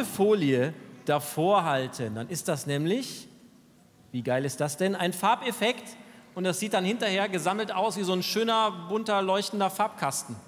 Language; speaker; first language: German; native; German